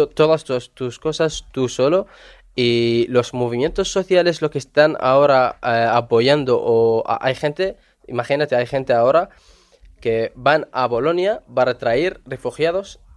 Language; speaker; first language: Spanish; non-native, fluent; Arabic